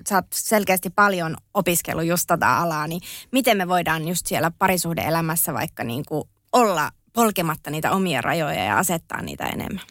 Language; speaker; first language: Finnish; native; Finnish